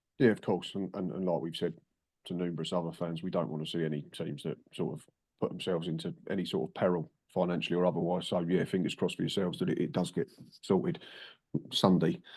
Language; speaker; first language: English; native; English